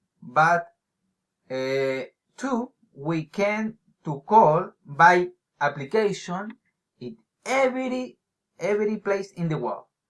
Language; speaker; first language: English; non-native, learner; Spanish